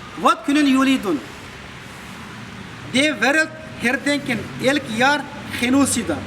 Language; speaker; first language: Dutch; non-native, fluent; Uyghur